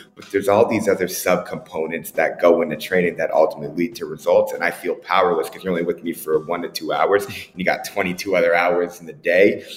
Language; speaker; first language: English; native; English